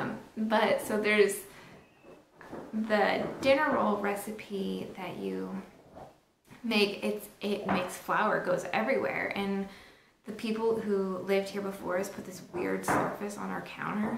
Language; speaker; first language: English; native; English